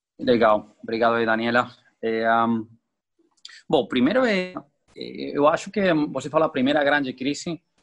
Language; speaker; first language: Portuguese; non-native, fluent; Spanish